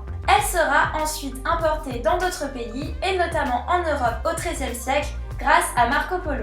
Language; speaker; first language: French; native; French